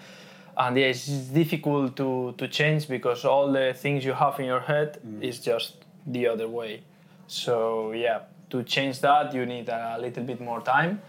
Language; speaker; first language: English; non-native, fluent; Spanish